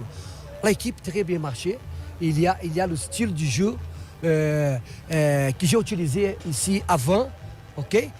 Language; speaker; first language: French; non-native, fluent; Portuguese